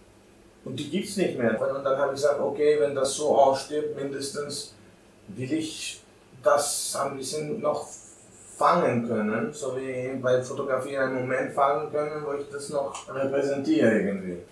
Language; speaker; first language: German; non-native, fluent; Albanian